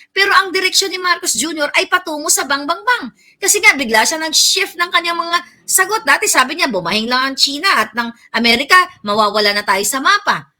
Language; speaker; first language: Filipino; non-native, local second language; Cebuano